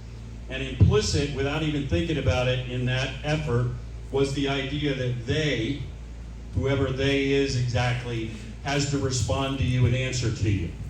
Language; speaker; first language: English; native; English